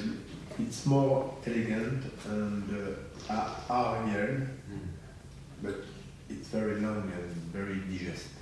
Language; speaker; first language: English; non-native, learner; French